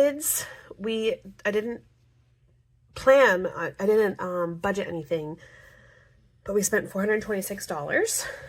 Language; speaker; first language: English; native; English